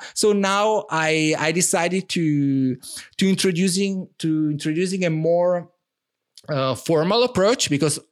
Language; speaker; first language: English; non-native, fluent; Italian